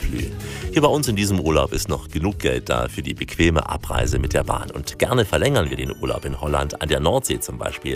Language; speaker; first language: German; native; German